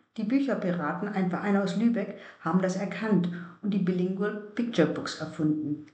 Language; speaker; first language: German; native; German